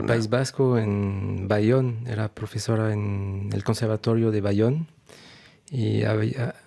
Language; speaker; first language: Spanish; non-native, fluent; French